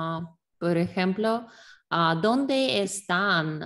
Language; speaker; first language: Spanish; non-native, learner; English